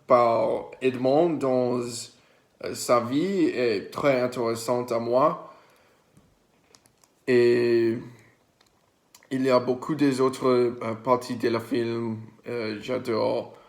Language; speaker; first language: French; non-native, learner; English